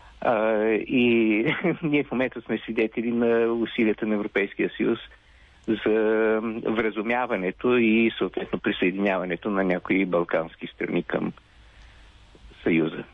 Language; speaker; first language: Bulgarian; native; Bulgarian